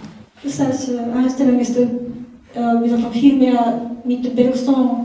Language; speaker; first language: German; non-native, learner; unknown